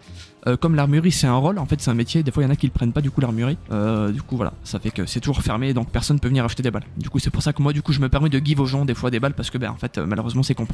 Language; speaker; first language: French; native; French